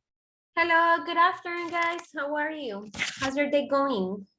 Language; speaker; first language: English; non-native, fluent; Spanish